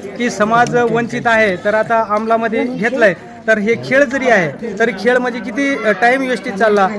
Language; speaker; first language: Marathi; non-native, local second language; Lambadi